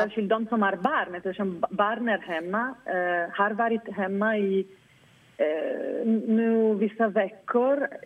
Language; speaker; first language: Swedish; non-native, fluent; Italian